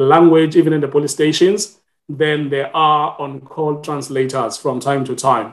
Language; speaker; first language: English; non-native, local second language; Xhosa